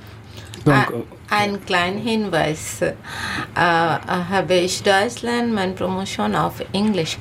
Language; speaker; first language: German; non-native, learner; Bangla